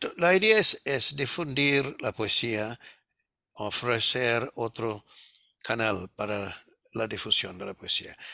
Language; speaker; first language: Spanish; non-native, fluent; Tamil